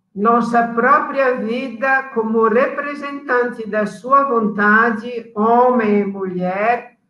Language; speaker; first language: Portuguese; non-native, fluent; Italian